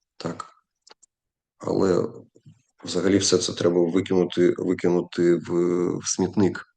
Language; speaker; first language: Ukrainian; non-native, local second language; Russian